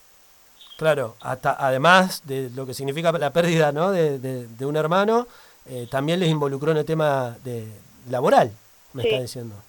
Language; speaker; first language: Spanish; native; Spanish